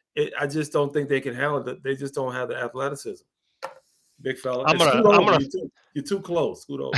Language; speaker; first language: English; native; English